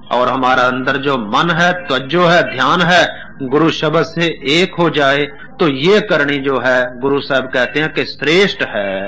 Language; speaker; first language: Hindi; non-native, local second language; Punjabi